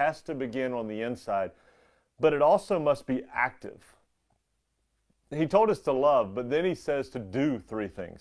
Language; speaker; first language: English; native; English